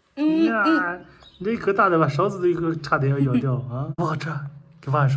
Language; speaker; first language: Chinese; native; Chinese